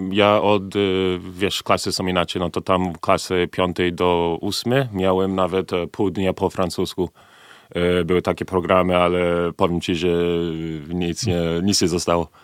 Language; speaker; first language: Polish; early bilingual, heritage; Polish